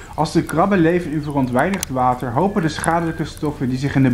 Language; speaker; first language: Dutch; native; Dutch